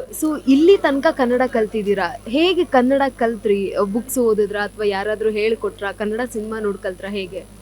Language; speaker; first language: Kannada; native; Kannada